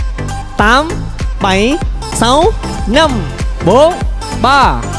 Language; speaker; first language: Vietnamese; native; Vietnamese